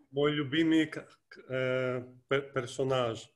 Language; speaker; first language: Russian; non-native, fluent; Greek